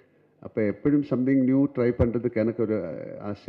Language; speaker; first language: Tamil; non-native, learner; Malayalam